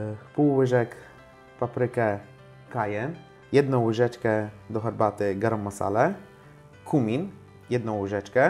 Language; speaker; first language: Polish; non-native, learner; Hindi